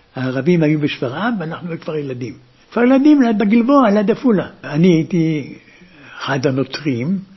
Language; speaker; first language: Hebrew; early bilingual, other home language; German